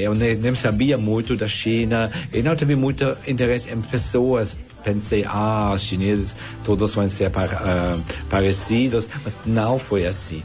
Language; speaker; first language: Portuguese; non-native, fluent; German